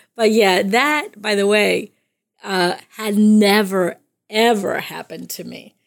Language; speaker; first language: English; non-native, fluent; Spanish